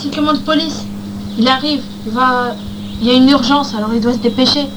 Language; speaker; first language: French; native; French